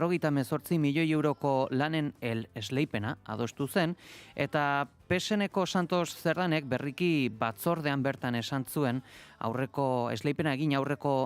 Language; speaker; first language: Basque; native; Basque